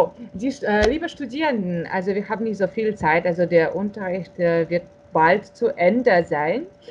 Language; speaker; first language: German; non-native, fluent; Russian